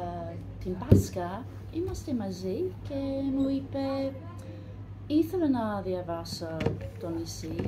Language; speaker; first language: Greek; non-native, learner; English